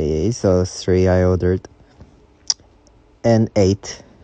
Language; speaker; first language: English; non-native, learner; Korean